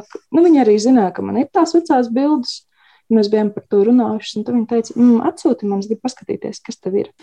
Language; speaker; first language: Latvian; native; Latvian